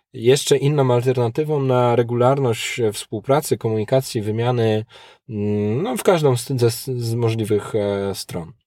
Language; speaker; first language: Polish; native; Polish